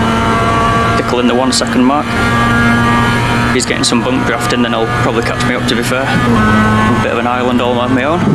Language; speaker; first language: English; native; English